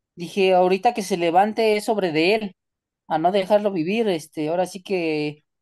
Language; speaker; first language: Spanish; native; Spanish